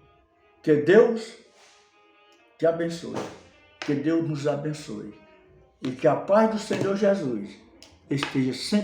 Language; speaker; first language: Portuguese; native; Portuguese